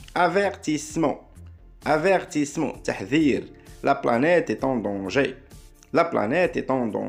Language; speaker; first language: French; non-native, local second language; Arabic